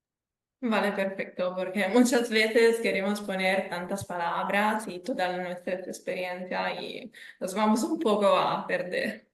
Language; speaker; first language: Spanish; non-native, fluent; Italian